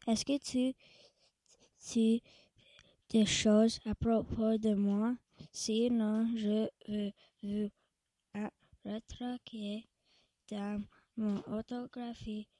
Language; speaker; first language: French; non-native, learner; English